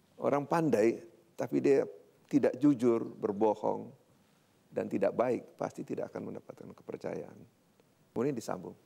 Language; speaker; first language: Indonesian; native; Indonesian